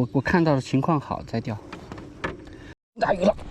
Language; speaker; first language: Chinese; native; Chinese